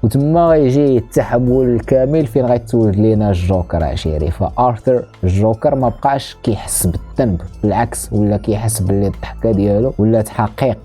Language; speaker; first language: Arabic; native; Arabic